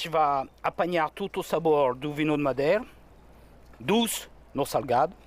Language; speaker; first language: Portuguese; non-native, learner; French